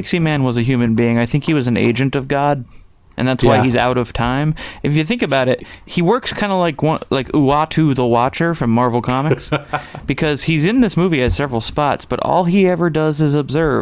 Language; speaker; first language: English; native; English